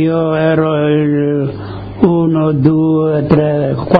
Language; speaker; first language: Italian; early bilingual, heritage; Italian